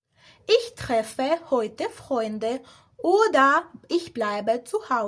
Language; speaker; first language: German; non-native, fluent; Spanish